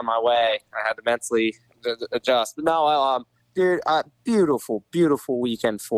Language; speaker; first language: English; native; English